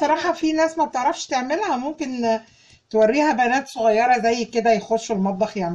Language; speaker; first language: Arabic; native; Arabic